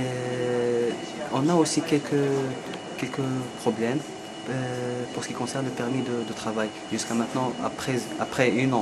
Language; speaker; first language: French; non-native, learner; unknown